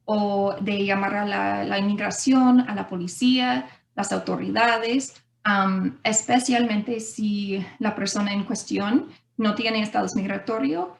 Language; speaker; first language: Spanish; non-native, fluent; English